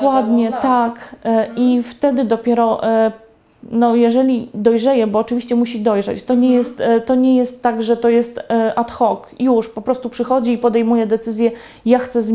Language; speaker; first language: Polish; native; Polish